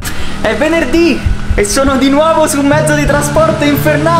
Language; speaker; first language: Italian; native; Italian